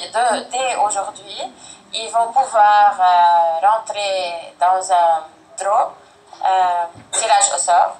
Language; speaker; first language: French; non-native, fluent; Arabic